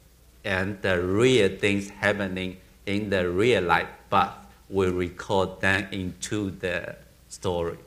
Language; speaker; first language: English; non-native, learner; Chinese